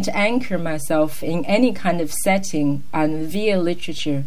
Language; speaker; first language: English; non-native, fluent; Chinese